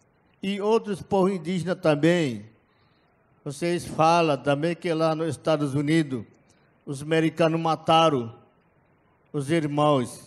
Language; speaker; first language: Portuguese; non-native, local second language; Yanomámi